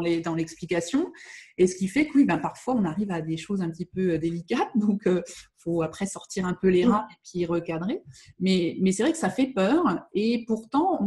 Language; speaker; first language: French; native; French